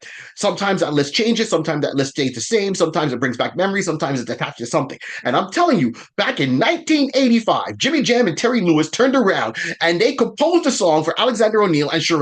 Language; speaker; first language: English; native; English